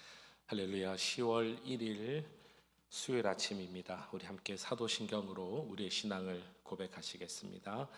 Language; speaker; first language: Korean; native; Korean